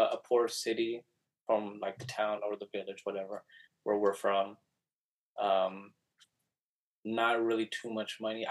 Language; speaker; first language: English; native; English